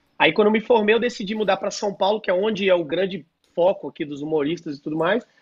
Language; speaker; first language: Portuguese; native; Portuguese